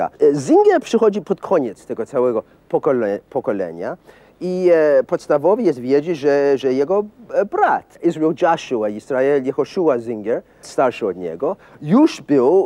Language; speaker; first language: Polish; non-native, fluent; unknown